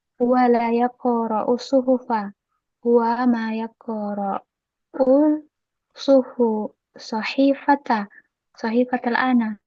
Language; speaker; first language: Arabic; non-native, learner; Indonesian